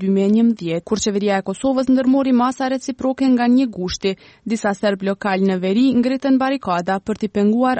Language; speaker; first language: Albanian; native; Albanian